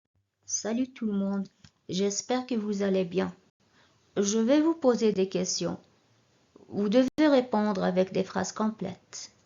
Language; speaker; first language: French; non-native, local second language; Arabic